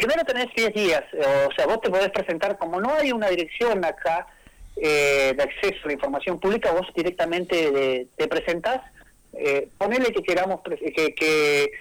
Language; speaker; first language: Spanish; native; Spanish